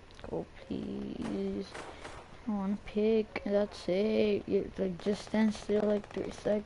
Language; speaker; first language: English; early bilingual, other home language; Spanish